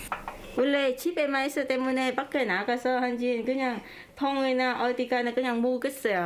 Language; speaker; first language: Korean; non-native, learner; Vietnamese